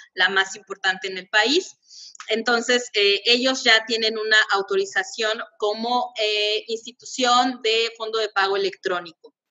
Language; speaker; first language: Spanish; native; Spanish